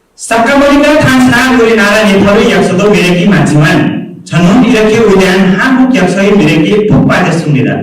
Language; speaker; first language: Korean; non-native, fluent; Nepali